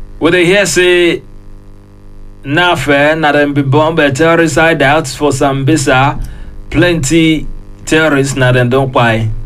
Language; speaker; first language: Nigerian Pidgin; non-native, local second language; Yoruba